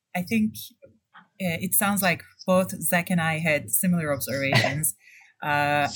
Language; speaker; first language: English; non-native, fluent; Turkish